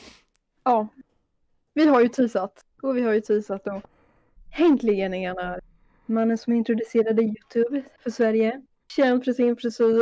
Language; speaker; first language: Swedish; native; Swedish